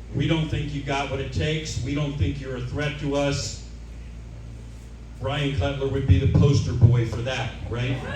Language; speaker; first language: English; native; English